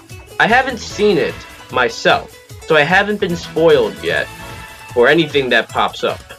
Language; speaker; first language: English; native; English